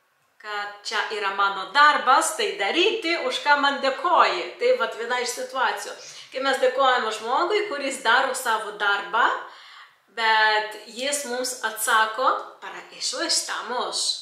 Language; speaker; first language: Lithuanian; non-native, local second language; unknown